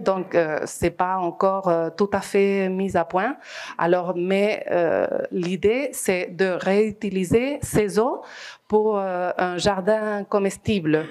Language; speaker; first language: French; non-native, fluent; Spanish